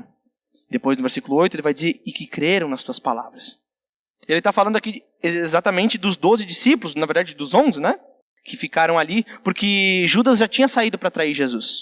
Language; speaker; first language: Portuguese; native; Portuguese